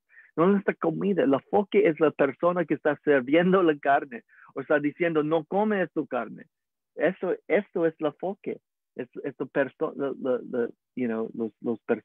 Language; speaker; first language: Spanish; early bilingual, heritage; English